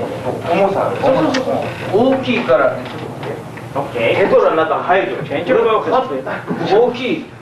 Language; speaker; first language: Japanese; native; Japanese